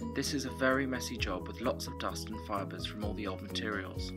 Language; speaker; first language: English; native; English